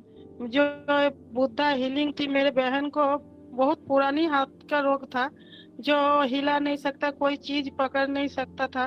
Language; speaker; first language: Hindi; non-native, local second language; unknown